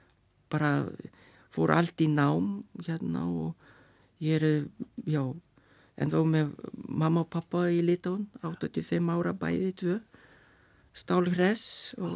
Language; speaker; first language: Icelandic; non-native, learner; Lithuanian